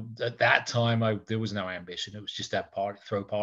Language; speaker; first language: English; native; English